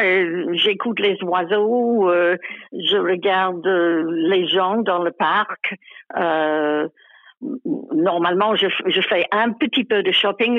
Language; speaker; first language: French; non-native, fluent; English